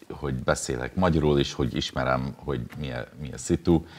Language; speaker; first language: Hungarian; non-native, fluent; English